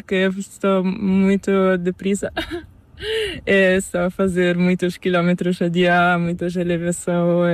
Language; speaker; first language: Spanish; non-native, learner; Italian